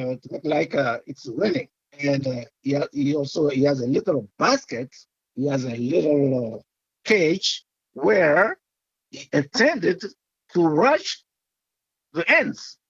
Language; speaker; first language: English; non-native, fluent; French